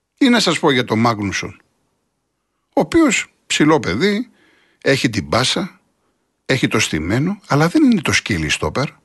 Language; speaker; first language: Greek; native; Greek